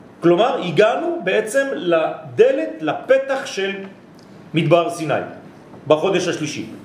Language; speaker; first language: Hebrew; non-native, fluent; French